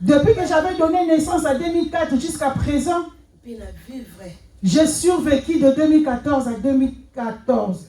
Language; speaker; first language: French; non-native, local second language; Lingala